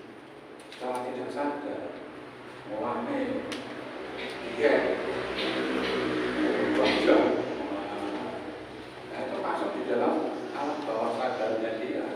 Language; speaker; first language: Indonesian; non-native, local second language; Javanese